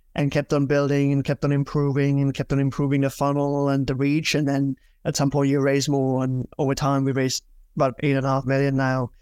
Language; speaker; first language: English; non-native, fluent; German